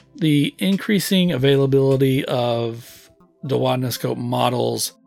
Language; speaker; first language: English; native; English